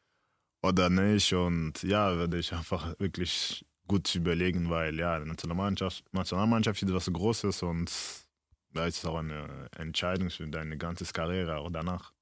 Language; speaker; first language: German; early bilingual, other home language; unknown